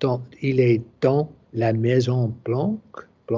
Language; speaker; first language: French; non-native, learner; English